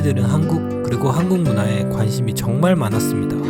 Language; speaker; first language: Korean; native; Korean